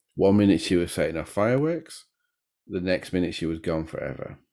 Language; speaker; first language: English; native; English